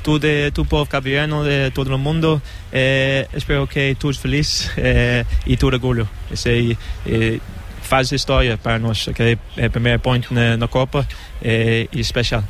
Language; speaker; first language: Spanish; non-native, learner; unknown